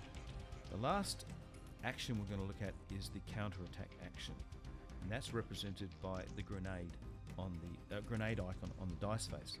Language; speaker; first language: English; native; English